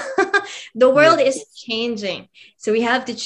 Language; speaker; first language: English; non-native, local second language; Cebuano